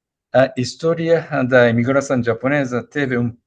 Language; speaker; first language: Portuguese; non-native, fluent; Japanese